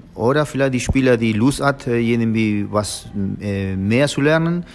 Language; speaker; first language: German; non-native, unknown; Spanish